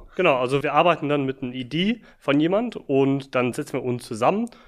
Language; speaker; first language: German; non-native, fluent; English